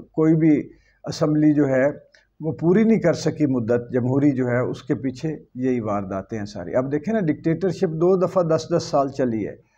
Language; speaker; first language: Urdu; native; Urdu